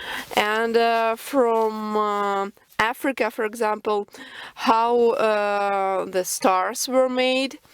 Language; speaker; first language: English; non-native, local second language; Russian